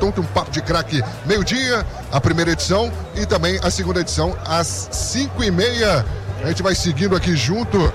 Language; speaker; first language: Portuguese; native; Portuguese